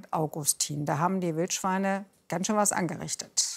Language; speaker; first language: German; native; German